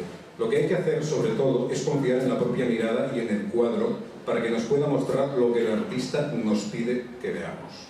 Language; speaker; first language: Spanish; native; Spanish